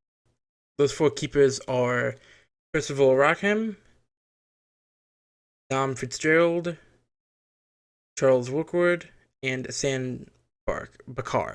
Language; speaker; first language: English; native; English